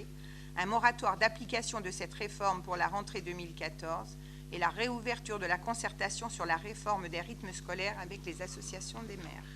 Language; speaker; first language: French; native; French